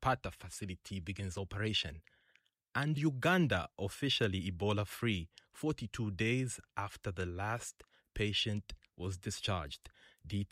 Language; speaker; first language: English; non-native, local second language; Bemba